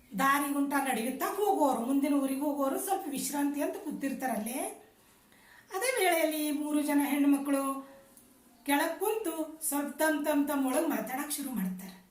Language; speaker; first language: Kannada; native; Kannada